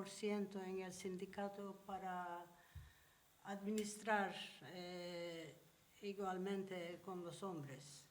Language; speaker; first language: Spanish; non-native, learner; Turkish